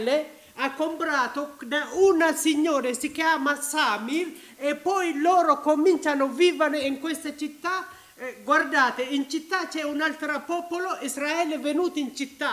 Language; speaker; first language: Italian; non-native, learner; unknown